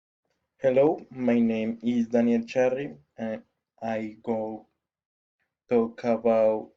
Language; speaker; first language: English; non-native, learner; Spanish